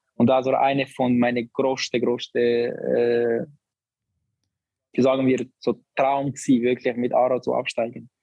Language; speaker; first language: German; non-native, learner; Albanian